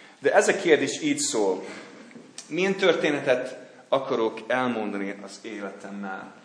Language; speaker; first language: Hungarian; non-native, fluent; English